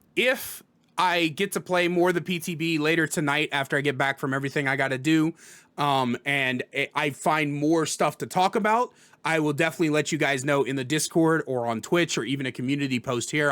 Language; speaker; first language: English; native; English